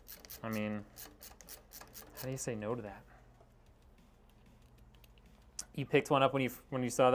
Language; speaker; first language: English; native; English